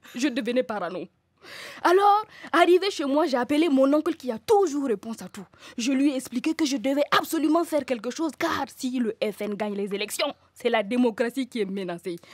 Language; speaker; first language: French; non-native, local second language; Mossi